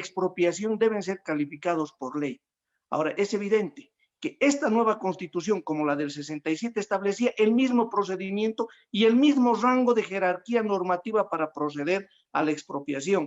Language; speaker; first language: Spanish; native; Spanish